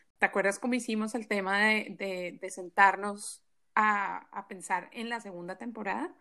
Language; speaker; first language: Spanish; native; Spanish